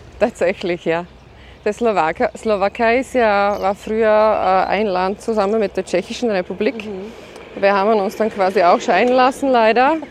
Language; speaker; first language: German; non-native, fluent; Slovak